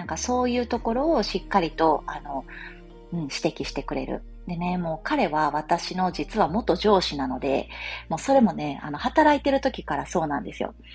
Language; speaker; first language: Japanese; native; Japanese